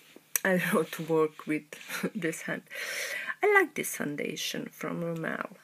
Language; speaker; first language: English; non-native, learner; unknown